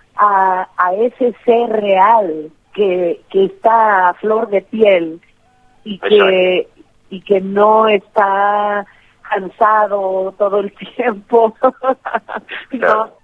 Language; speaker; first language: Spanish; native; Spanish